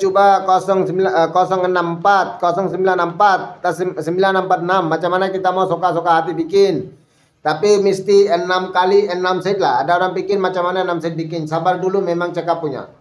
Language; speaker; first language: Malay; non-native, fluent; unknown